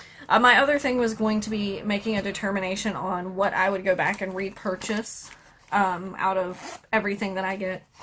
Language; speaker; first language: English; native; English